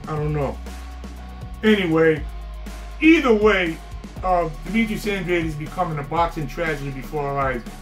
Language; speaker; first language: English; native; English